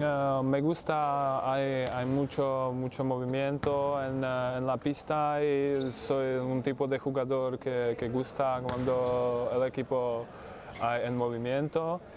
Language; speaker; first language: Spanish; non-native, learner; Czech